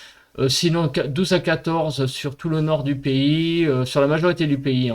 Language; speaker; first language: French; native; French